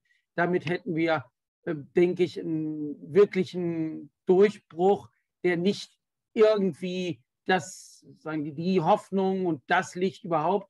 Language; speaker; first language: German; native; German